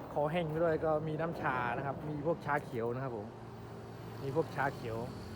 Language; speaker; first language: Thai; non-native, local second language; Khmer